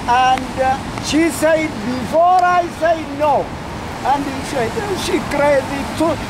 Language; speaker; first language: English; non-native, learner; Amharic